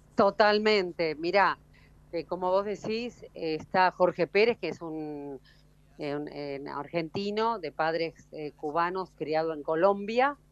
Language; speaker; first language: Spanish; native; Spanish